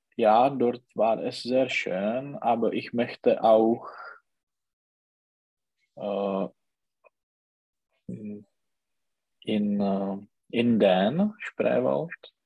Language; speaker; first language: German; non-native, learner; Czech